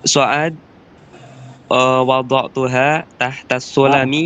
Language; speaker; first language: Arabic; non-native, learner; Indonesian